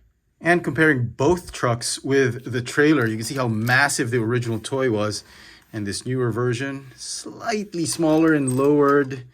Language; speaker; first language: English; native; English